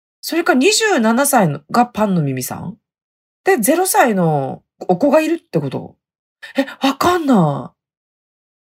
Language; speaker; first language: Japanese; native; Japanese